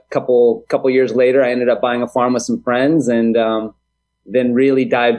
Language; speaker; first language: English; native; English